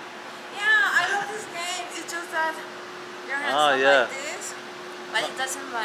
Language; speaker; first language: English; non-native, fluent; Spanish